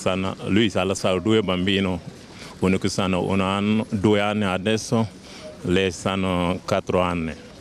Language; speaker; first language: Italian; non-native, learner; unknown